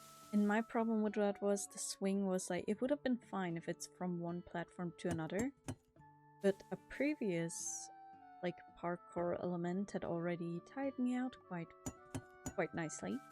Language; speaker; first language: English; non-native, fluent; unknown